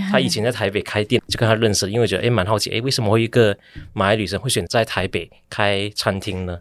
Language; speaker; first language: Chinese; native; Chinese